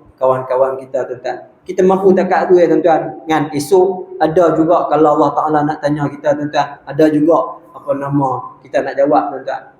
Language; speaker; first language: Malay; native; Malay